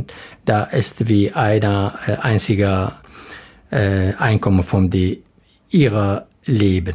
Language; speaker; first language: German; non-native, learner; Arabic